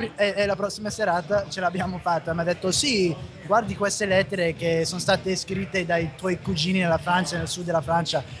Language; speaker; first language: Italian; non-native, fluent; English